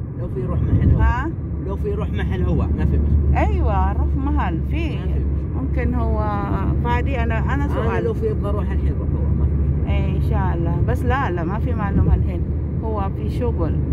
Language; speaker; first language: Arabic; non-native, learner; Filipino